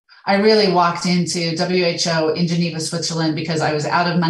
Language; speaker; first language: English; native; English